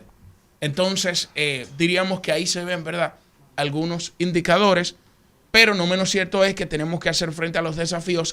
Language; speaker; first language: Spanish; native; Spanish